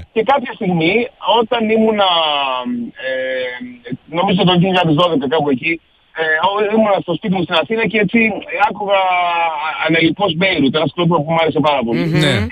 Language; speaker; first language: Greek; native; Greek